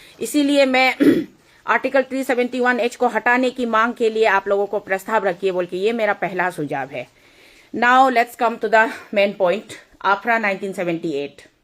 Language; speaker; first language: Hindi; non-native, local second language; Nyishi